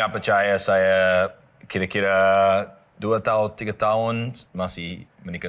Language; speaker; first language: Indonesian; non-native, learner; English